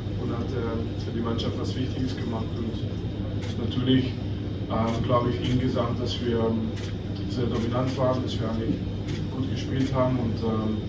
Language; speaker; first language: German; non-native, fluent; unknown